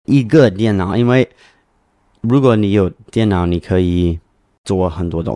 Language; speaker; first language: Chinese; non-native, learner; English